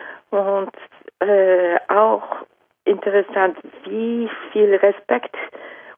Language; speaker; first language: German; non-native, fluent; Japanese